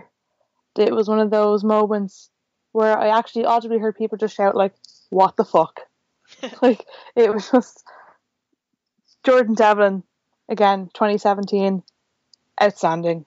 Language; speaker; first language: English; native; English